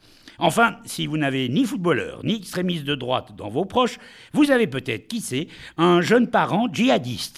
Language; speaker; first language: French; native; French